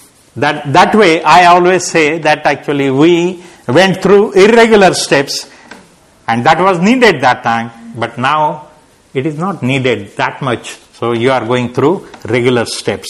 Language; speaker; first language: English; non-native, local second language; Marathi